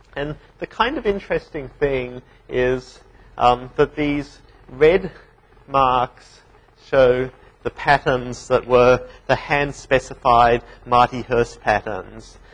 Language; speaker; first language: English; native; English